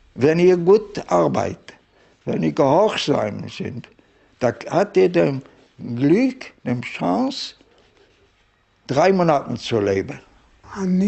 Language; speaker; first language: German; non-native, fluent; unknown